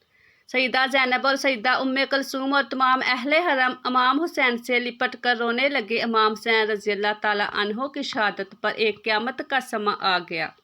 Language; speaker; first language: Urdu; native; Urdu